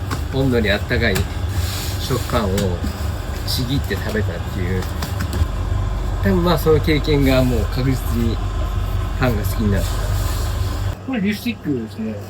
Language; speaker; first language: Japanese; native; Japanese